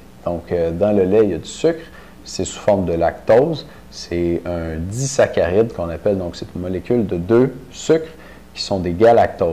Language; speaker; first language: French; native; French